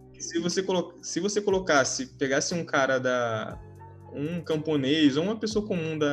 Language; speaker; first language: Portuguese; native; Portuguese